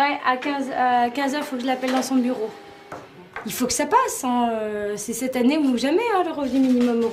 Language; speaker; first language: French; native; French